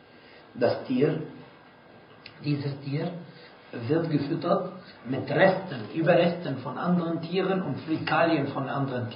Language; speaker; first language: German; non-native, fluent; Arabic